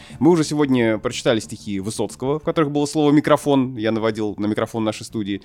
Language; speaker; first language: Russian; native; Russian